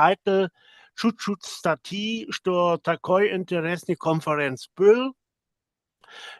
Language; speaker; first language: Russian; non-native, learner; German